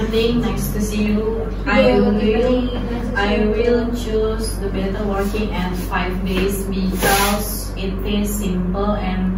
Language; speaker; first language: English; non-native, learner; Indonesian